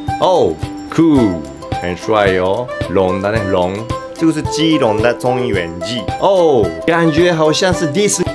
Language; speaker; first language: Chinese; non-native, fluent; Japanese